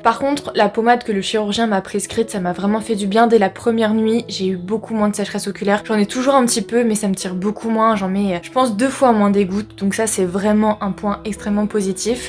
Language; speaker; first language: French; native; French